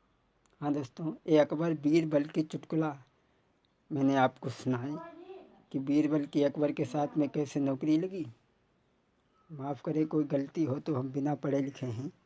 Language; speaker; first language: Hindi; native; Hindi